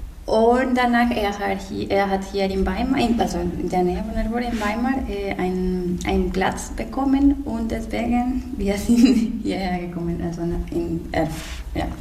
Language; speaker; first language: German; non-native, learner; Spanish